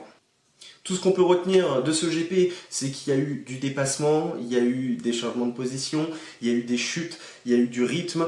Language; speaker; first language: French; native; French